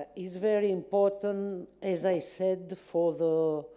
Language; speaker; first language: English; non-native, fluent; Greek